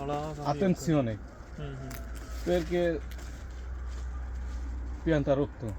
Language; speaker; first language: Italian; non-native, learner; Bangla